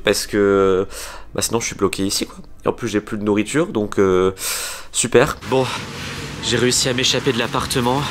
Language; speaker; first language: French; native; French